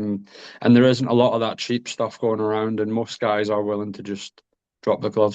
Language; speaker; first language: English; native; English